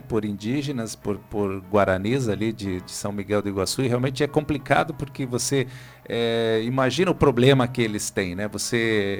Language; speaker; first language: Portuguese; native; Portuguese